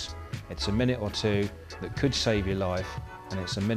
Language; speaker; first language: English; native; English